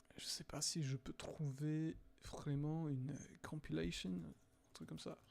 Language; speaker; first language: French; non-native, fluent; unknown